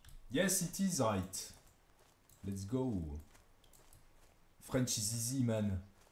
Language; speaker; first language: English; non-native, fluent; French